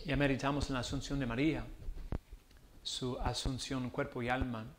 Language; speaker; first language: Spanish; non-native, learner; English